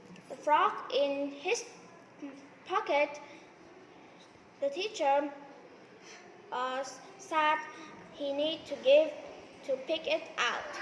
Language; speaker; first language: English; non-native, learner; Vietnamese